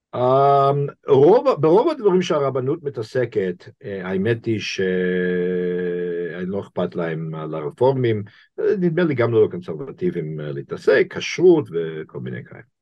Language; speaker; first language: Hebrew; non-native, fluent; English